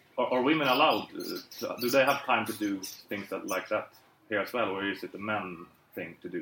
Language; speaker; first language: English; non-native, fluent; Swedish